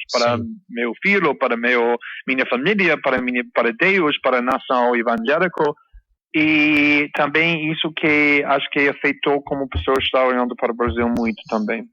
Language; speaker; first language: Portuguese; non-native, fluent; English